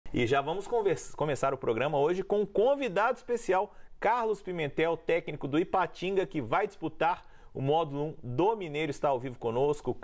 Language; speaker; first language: Portuguese; native; Portuguese